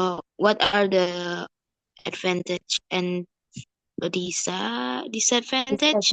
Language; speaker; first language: English; non-native, learner; Indonesian